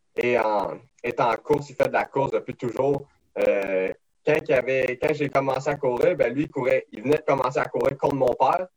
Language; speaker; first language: French; native; French